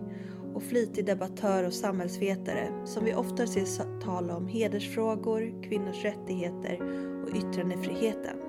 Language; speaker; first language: Swedish; native; Swedish